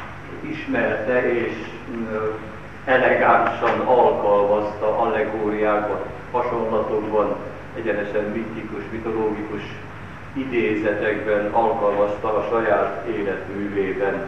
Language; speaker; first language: Hungarian; native; Hungarian